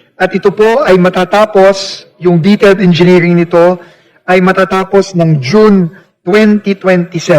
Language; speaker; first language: Filipino; native; Filipino